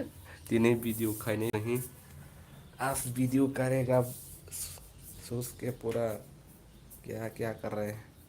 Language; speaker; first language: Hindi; non-native, local second language; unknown